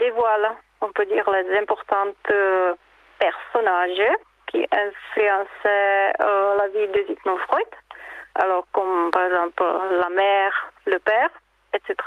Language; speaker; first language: French; non-native, fluent; Czech